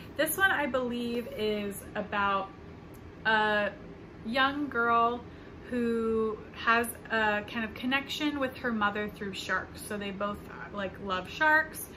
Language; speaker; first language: English; native; English